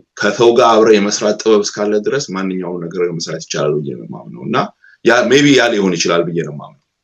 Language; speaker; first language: Amharic; native; Amharic